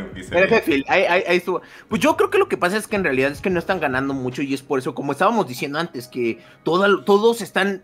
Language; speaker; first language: Spanish; native; Spanish